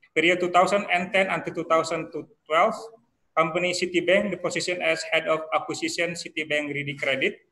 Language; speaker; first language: English; non-native, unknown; Indonesian